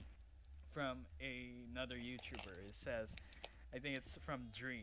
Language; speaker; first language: English; non-native, local second language; Filipino